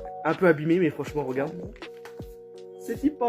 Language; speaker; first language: French; native; French